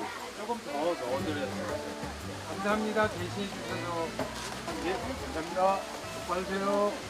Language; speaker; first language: Korean; native; Korean